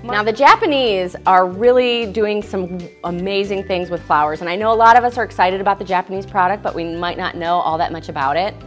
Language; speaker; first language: English; native; English